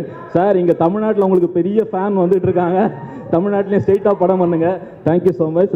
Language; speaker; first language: Tamil; native; Tamil